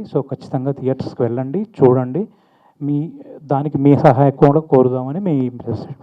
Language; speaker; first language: Telugu; native; Telugu